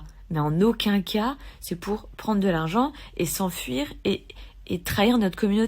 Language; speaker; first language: French; native; French